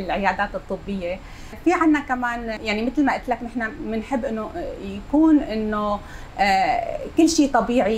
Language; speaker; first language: Arabic; native; Arabic